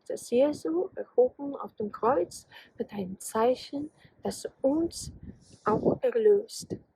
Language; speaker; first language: German; non-native, fluent; Polish